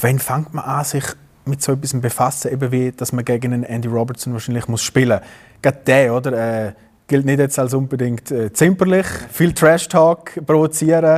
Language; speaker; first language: German; native; German